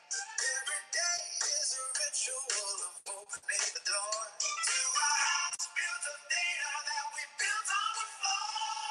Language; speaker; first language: English; native; English